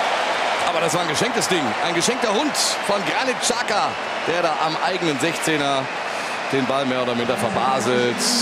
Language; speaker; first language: German; native; German